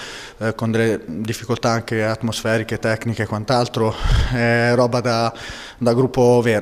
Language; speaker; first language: Italian; native; Italian